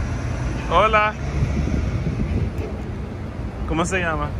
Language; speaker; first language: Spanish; non-native, learner; English